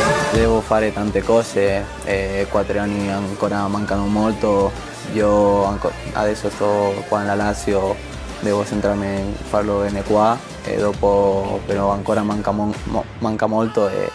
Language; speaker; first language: Italian; non-native, fluent; Spanish